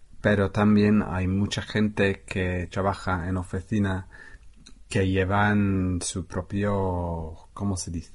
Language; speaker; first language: Spanish; non-native, fluent; English